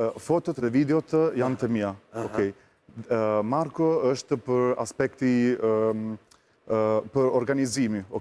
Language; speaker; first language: Albanian; non-native, learner; Italian